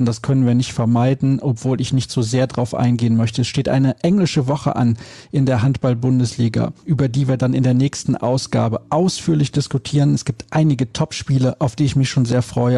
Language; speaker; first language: German; native; German